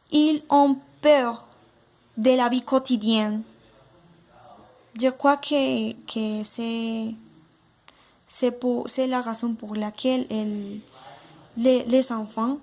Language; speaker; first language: French; non-native, learner; Spanish